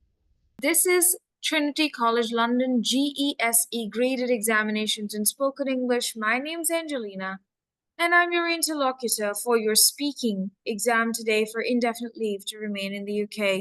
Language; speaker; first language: English; non-native, fluent; Urdu